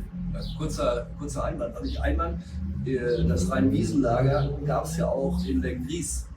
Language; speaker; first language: German; native; German